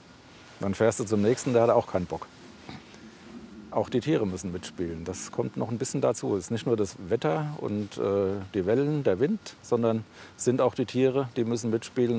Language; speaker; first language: German; native; German